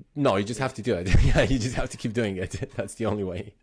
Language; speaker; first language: English; non-native, fluent; Slovenian